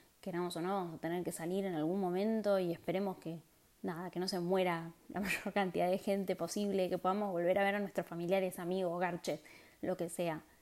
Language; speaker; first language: Spanish; native; Spanish